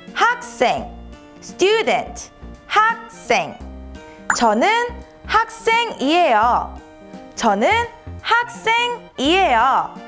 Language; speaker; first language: Korean; native; Korean